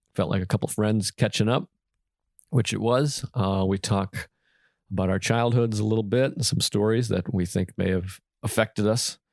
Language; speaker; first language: English; native; English